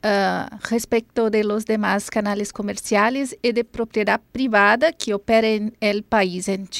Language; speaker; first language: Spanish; non-native, fluent; Portuguese